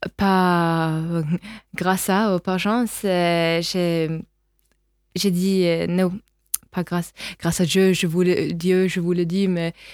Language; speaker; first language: French; non-native, learner; Norwegian